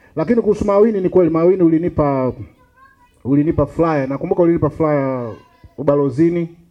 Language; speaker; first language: Swahili; native; Swahili